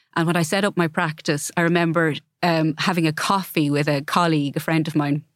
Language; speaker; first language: English; native; English